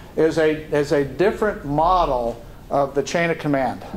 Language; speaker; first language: English; native; English